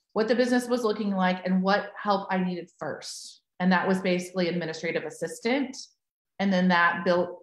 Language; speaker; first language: English; native; English